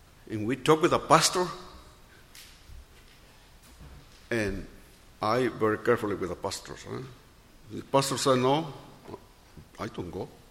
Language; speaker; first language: English; non-native, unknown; Spanish